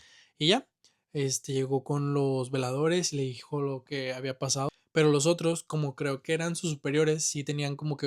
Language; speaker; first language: Spanish; native; Spanish